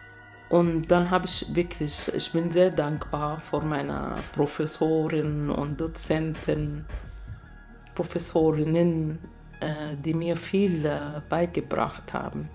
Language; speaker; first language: German; non-native, fluent; Arabic